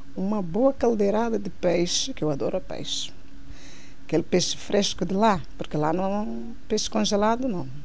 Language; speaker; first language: Portuguese; non-native, local second language; Kabuverdianu